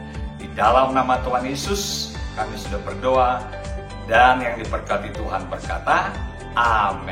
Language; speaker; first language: Indonesian; native; Indonesian